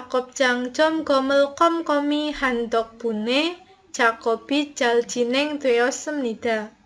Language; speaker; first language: Korean; non-native, learner; Indonesian